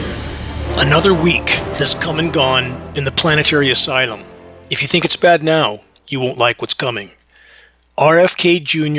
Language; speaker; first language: English; native; English